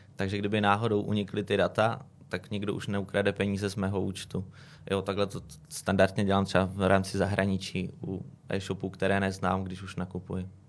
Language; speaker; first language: Czech; native; Czech